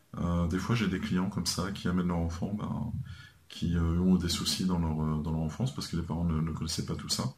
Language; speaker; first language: French; native; French